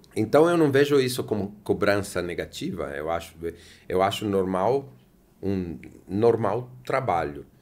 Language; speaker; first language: Portuguese; non-native, fluent; Italian